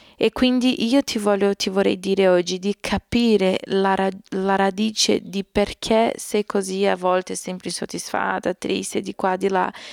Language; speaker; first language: Italian; non-native, fluent; Portuguese